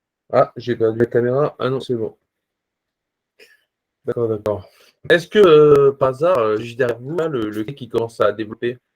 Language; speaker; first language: French; native; French